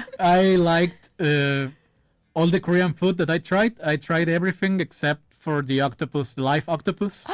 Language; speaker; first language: English; non-native, fluent; Spanish